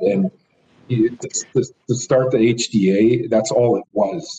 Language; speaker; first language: English; native; English